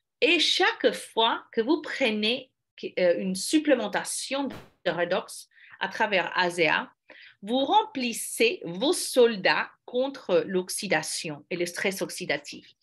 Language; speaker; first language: French; non-native, fluent; English